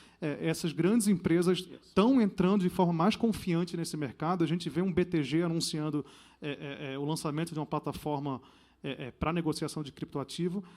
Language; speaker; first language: Portuguese; native; Portuguese